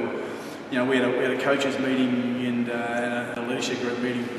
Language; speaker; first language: English; native; English